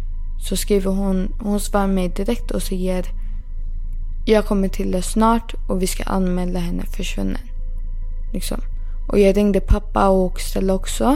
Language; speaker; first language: Swedish; early bilingual, other home language; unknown